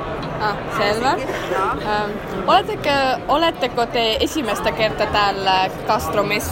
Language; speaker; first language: Finnish; non-native, learner; Estonian